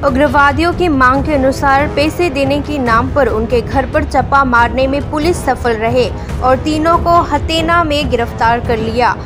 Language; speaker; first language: Hindi; non-native, local second language; Bangla